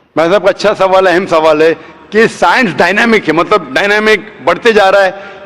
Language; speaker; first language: Hindi; non-native, local second language; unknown